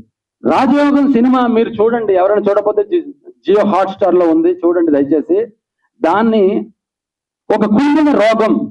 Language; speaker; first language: Telugu; native; Telugu